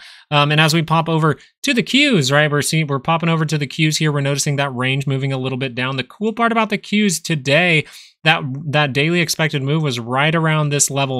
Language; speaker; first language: English; native; English